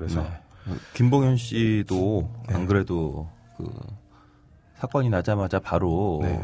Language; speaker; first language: Korean; native; Korean